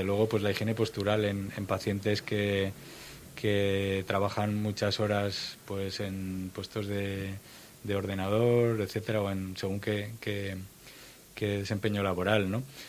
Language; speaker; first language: Spanish; native; Spanish